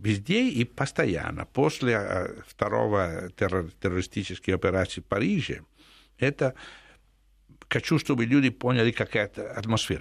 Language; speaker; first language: Russian; non-native, fluent; Italian